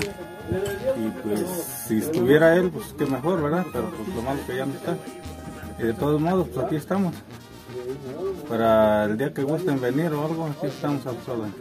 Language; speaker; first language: Spanish; native; Spanish